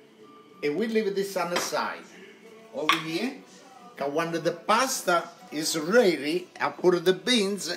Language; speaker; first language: English; non-native, local second language; Italian